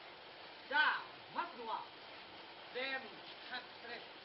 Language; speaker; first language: Japanese; non-native, learner; Thai